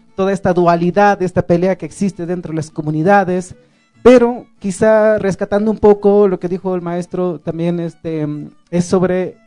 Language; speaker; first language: Spanish; non-native, local second language; Tzotzil